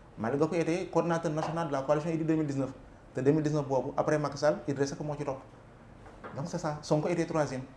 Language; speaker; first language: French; non-native, local second language; Wolof